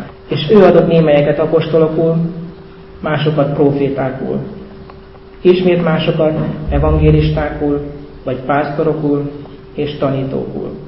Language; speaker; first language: Hungarian; native; Hungarian